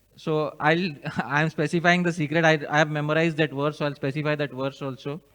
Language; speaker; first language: English; non-native, local second language; Hindi